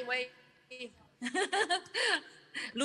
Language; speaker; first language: English; non-native, learner; Chinese